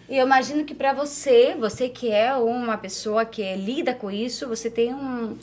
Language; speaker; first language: Portuguese; non-native, fluent; Ukrainian